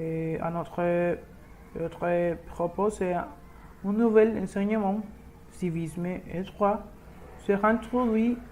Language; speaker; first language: French; non-native, learner; Spanish